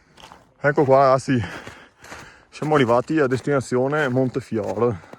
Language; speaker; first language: Italian; native; Italian